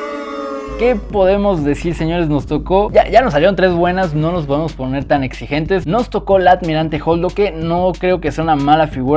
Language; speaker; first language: Spanish; native; Spanish